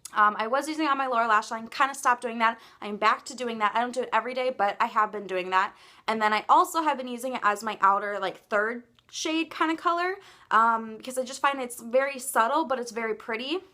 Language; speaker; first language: English; native; English